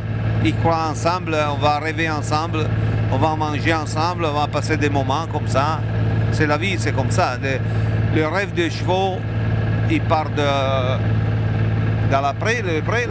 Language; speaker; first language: French; non-native, fluent; Italian